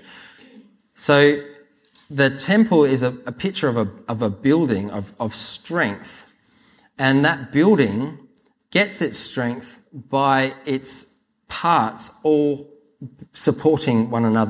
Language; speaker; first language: English; native; English